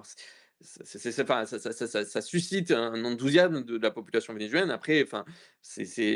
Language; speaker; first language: French; native; French